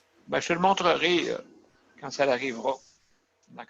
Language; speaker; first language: French; native; French